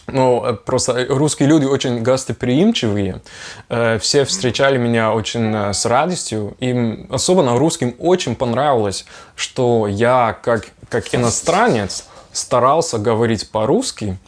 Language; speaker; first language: Russian; non-native, fluent; Dutch